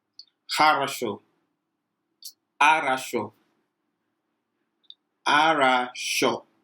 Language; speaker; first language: Russian; non-native, learner; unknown